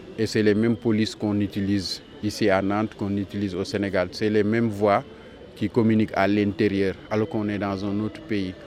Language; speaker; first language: French; non-native, local second language; Wolof